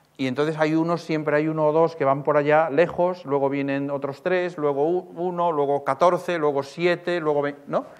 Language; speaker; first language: Spanish; native; Spanish